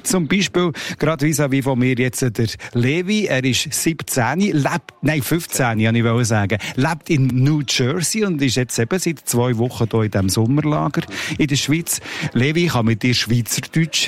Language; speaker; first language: German; native; German